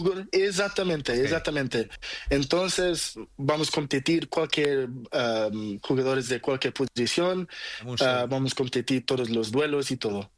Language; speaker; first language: Spanish; non-native, learner; Portuguese